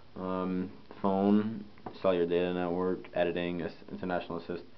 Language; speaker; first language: English; native; English